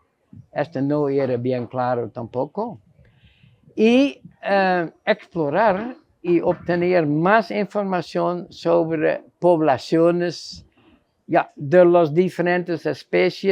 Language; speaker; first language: Spanish; non-native, fluent; Dutch